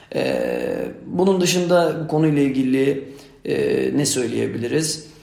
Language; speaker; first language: Turkish; native; Turkish